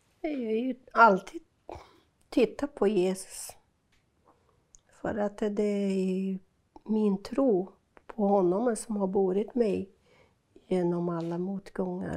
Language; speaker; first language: Swedish; non-native, fluent; Portuguese